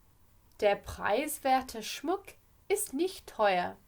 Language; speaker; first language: German; non-native, fluent; English